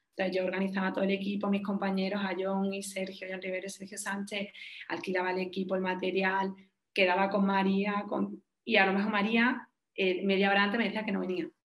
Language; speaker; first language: Spanish; native; Spanish